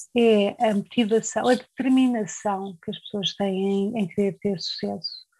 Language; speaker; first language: Portuguese; native; Portuguese